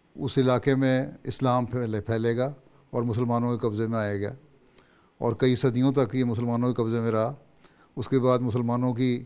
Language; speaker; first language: Urdu; native; Urdu